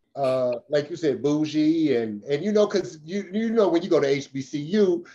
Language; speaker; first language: English; native; English